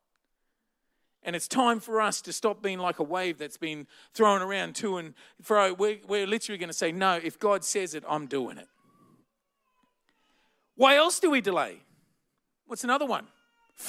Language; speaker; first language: English; native; English